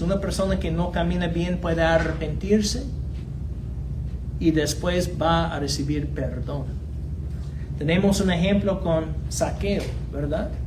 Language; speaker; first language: Spanish; non-native, fluent; English